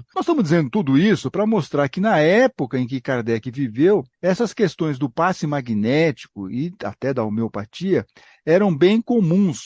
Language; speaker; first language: Portuguese; native; Portuguese